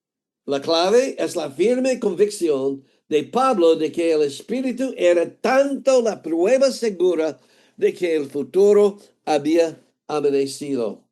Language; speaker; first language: Spanish; non-native, fluent; English